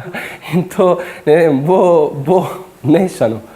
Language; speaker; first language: Slovenian; non-native, fluent; Arabic